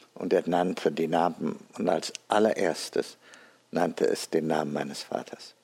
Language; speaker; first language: German; non-native, fluent; Amharic